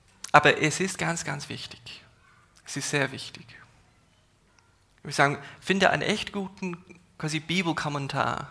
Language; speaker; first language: German; non-native, fluent; English